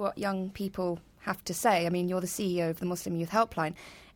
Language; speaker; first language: English; native; English